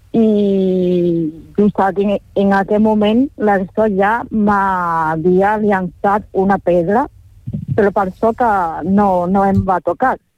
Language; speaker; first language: Catalan; non-native, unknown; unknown